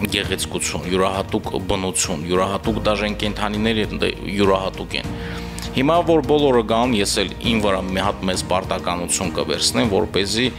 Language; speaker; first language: Armenian; native; Armenian